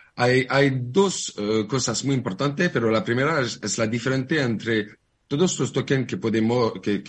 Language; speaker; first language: Spanish; non-native, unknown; French